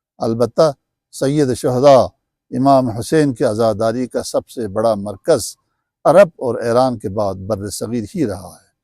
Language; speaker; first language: Urdu; non-native, local second language; Balti